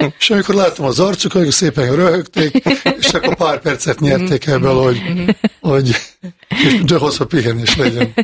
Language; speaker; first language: Hungarian; non-native, fluent; Bosnian